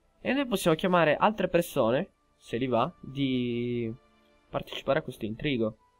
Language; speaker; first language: Italian; early bilingual, heritage; Italian